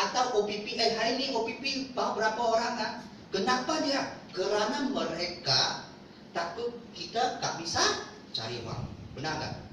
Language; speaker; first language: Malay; non-native, local second language; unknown